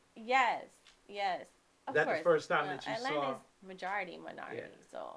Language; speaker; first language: English; native; English